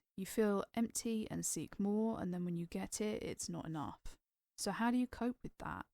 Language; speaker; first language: English; native; English